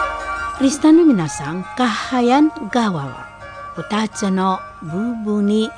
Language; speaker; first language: Japanese; non-native, fluent; Indonesian